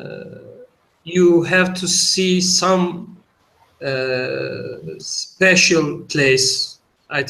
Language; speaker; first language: English; non-native, learner; Turkish